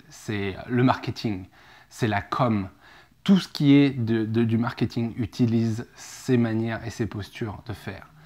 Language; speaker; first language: French; native; French